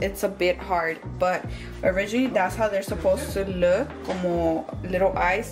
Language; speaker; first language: English; early bilingual, other home language; Spanish